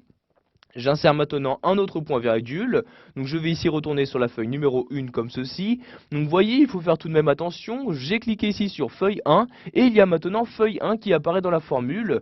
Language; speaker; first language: French; native; French